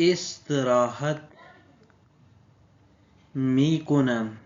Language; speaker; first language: Persian; non-native, fluent; Urdu